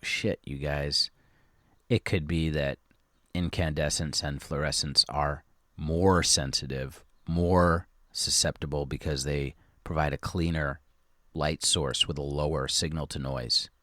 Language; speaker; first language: English; native; English